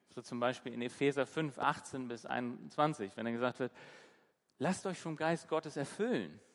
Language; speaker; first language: German; native; German